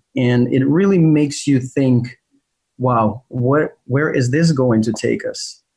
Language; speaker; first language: English; non-native, fluent; Ukrainian